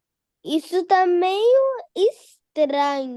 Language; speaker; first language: Portuguese; early bilingual, heritage; Portuguese